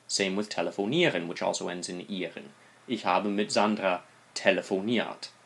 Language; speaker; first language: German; non-native, fluent; English